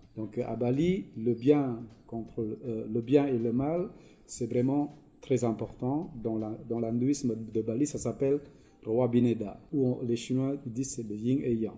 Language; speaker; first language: French; non-native, fluent; Balinese